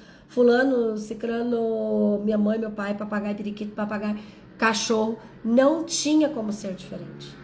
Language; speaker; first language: Portuguese; native; Portuguese